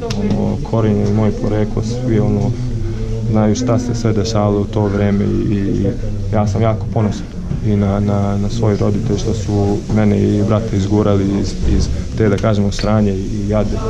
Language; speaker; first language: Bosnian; early bilingual, heritage; Croatian